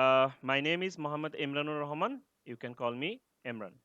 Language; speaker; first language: English; non-native, learner; Bangla